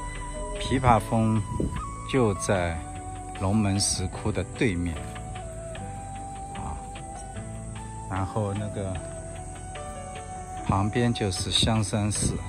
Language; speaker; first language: Chinese; native; Chinese